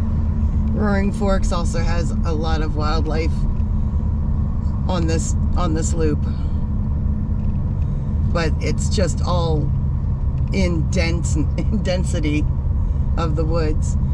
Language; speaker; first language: English; native; English